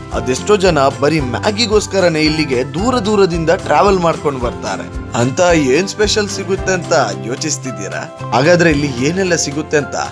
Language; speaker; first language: Kannada; non-native, local second language; Tulu